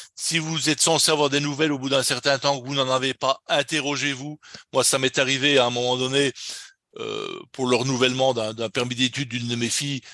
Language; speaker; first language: French; native; French